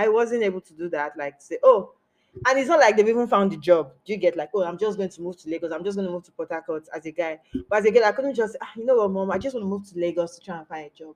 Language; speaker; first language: English; non-native, local second language; Yoruba